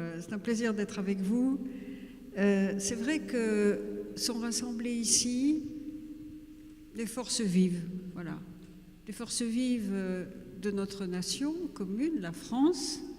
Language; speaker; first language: French; native; French